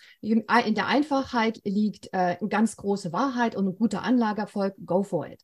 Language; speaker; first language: German; native; German